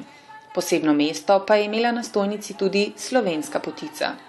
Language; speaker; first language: Slovenian; native; Slovenian